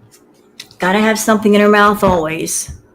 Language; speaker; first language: English; native; English